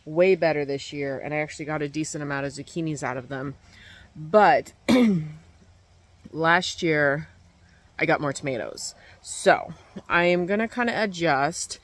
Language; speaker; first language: English; native; English